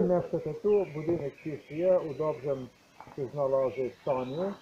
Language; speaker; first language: Polish; non-native, learner; Croatian